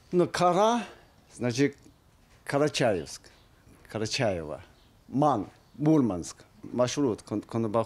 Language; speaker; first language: Russian; non-native, learner; Chinese